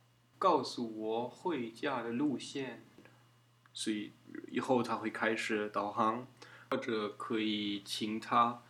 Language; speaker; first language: Chinese; non-native, fluent; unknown